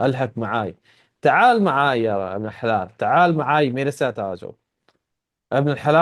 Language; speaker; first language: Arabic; non-native, fluent; Urdu